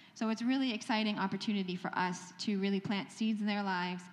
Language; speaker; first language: English; native; English